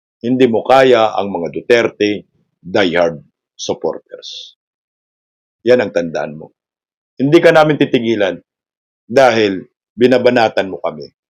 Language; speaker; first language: Filipino; non-native, local second language; Cebuano